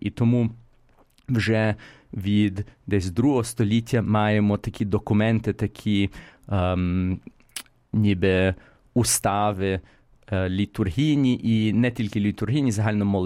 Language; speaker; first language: Ukrainian; early bilingual, heritage; Ukrainian